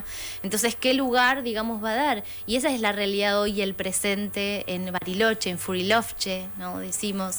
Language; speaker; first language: Spanish; native; Spanish